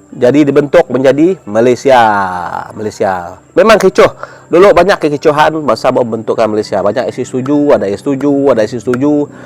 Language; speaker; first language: Malay; non-native, local second language; Iban